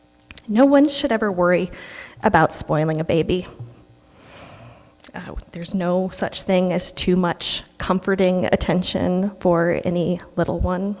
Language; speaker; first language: English; native; English